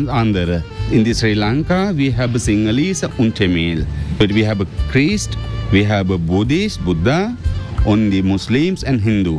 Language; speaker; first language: German; non-native, learner; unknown